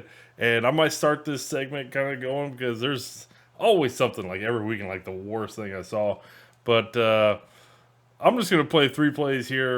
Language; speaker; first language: English; native; English